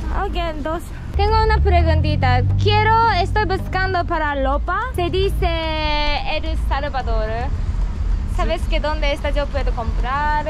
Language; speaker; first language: Spanish; non-native, learner; Japanese